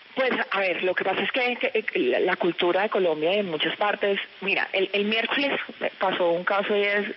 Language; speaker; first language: Spanish; native; Spanish